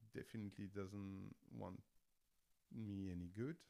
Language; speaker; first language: English; non-native, fluent; French